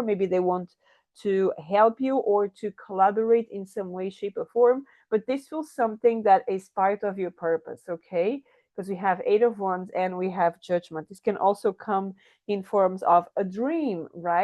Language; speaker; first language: English; non-native, fluent; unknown